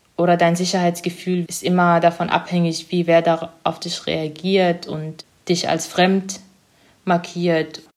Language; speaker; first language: German; early bilingual, other home language; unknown